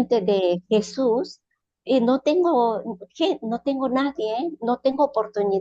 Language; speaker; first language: Spanish; non-native, learner; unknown